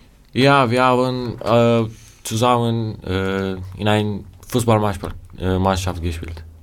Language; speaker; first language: German; non-native, learner; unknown